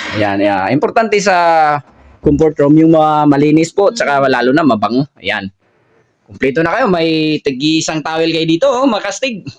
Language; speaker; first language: Filipino; non-native, local second language; Cebuano